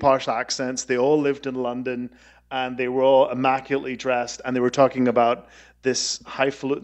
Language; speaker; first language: English; native; English